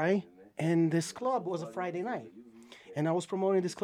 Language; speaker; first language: English; non-native, fluent; Portuguese